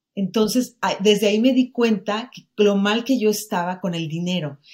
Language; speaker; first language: Spanish; native; Spanish